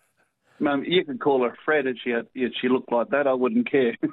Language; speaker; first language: English; native; English